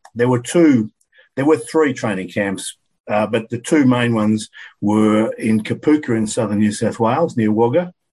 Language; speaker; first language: English; native; English